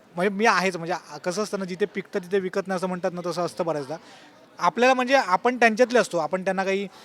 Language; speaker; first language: Marathi; native; Marathi